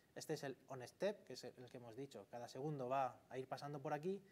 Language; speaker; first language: Spanish; native; Spanish